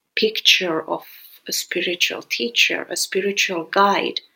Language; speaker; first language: English; non-native, fluent; Finnish